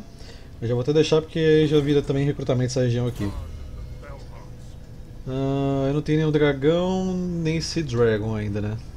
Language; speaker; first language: Portuguese; native; Portuguese